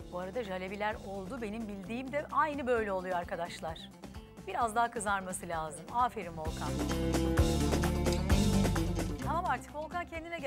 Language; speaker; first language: Turkish; native; Turkish